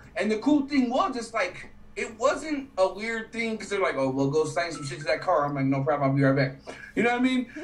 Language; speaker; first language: English; native; English